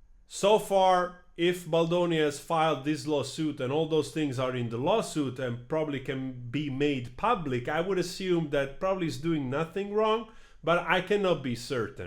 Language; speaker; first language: English; non-native, fluent; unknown